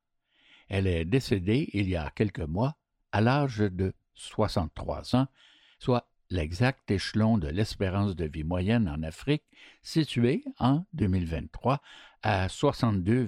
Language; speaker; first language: French; native; French